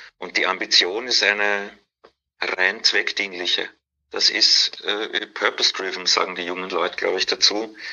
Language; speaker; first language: German; native; German